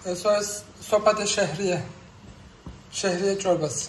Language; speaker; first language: Spanish; non-native, fluent; Turkish